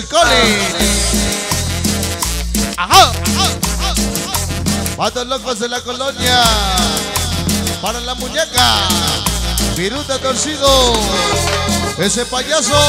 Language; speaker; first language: Spanish; native; Spanish